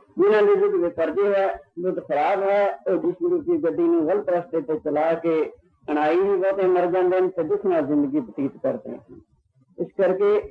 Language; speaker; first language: Hindi; non-native, local second language; Punjabi